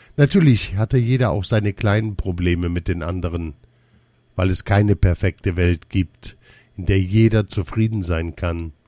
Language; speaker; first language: German; early bilingual, other home language; Russian